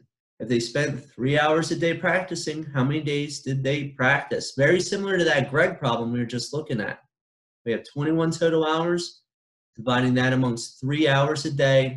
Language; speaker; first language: English; native; English